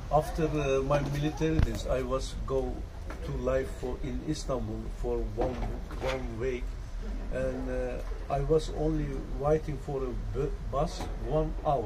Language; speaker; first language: English; non-native, learner; Turkish